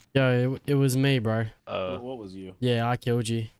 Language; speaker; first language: English; native; English